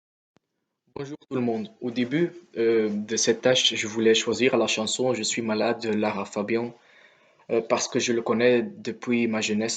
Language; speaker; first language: French; non-native, local second language; Dutch